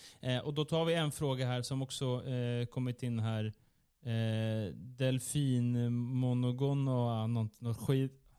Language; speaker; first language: Swedish; native; Swedish